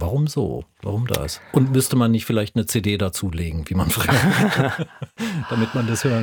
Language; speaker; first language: German; native; German